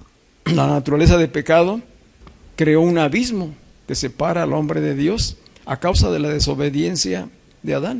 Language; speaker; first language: Spanish; native; Spanish